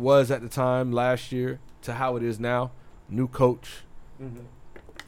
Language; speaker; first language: English; native; English